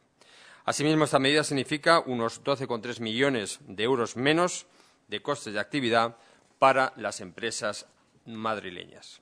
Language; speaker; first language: Spanish; native; Spanish